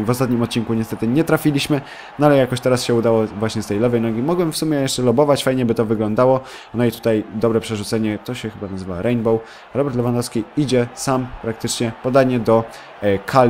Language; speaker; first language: Polish; native; Polish